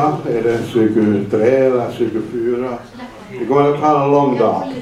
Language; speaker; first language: Swedish; non-native, fluent; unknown